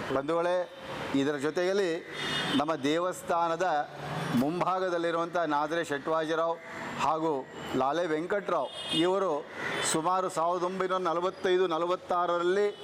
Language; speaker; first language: Kannada; non-native, local second language; Marathi